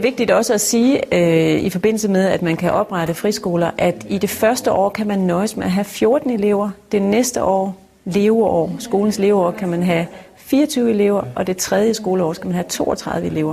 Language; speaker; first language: Danish; native; Danish